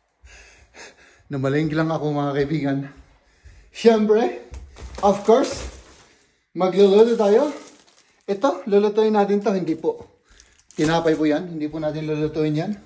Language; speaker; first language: Filipino; native; Filipino